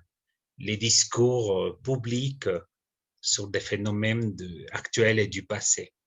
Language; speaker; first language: French; non-native, fluent; Spanish